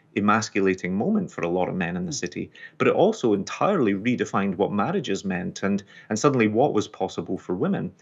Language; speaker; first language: English; non-native, local second language; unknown